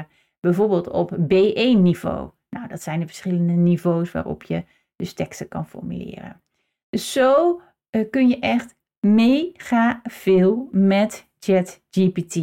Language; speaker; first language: Dutch; native; Dutch